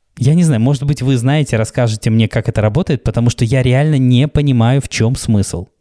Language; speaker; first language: Russian; native; Russian